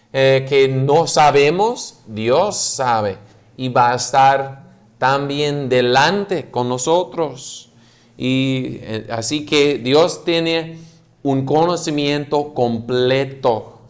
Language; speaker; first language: Spanish; non-native, fluent; English